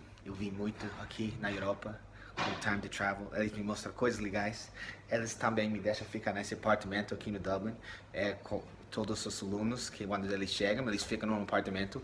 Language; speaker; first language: Portuguese; non-native, learner; English